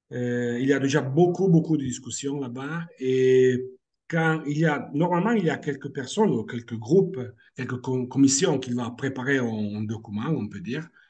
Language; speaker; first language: French; non-native, fluent; Italian